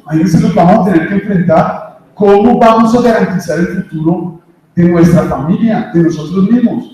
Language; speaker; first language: Spanish; native; Spanish